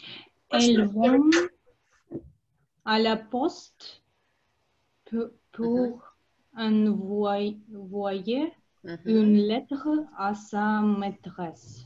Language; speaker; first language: French; non-native, learner; Russian